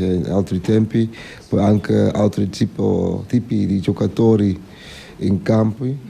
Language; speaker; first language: Italian; non-native, fluent; Dutch